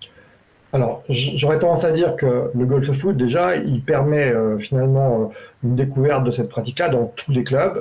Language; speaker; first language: French; native; French